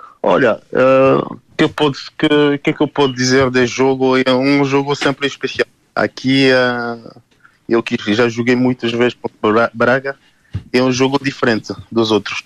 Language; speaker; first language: Portuguese; non-native, learner; French